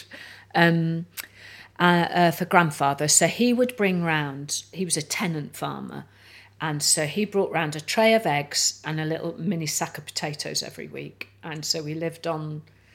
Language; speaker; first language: English; native; English